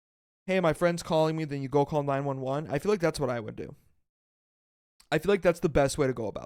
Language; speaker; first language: English; native; English